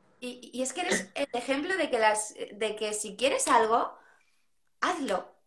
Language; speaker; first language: Spanish; native; Spanish